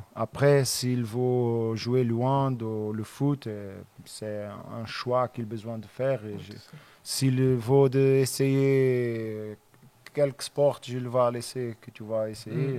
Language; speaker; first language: French; non-native, learner; Portuguese